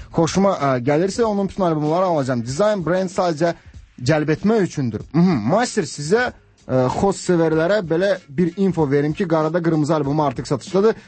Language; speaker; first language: Azerbaijani; native; Azerbaijani